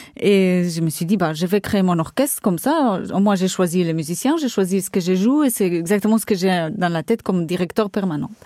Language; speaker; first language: French; non-native, fluent; Portuguese